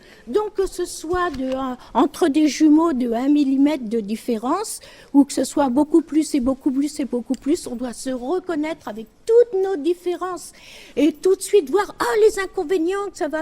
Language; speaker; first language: French; native; French